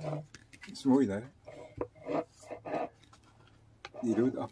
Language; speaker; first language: Dutch; native; Dutch